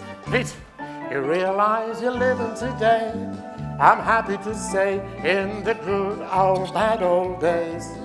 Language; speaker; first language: English; native; English